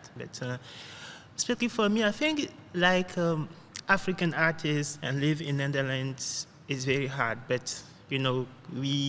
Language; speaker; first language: English; non-native, learner; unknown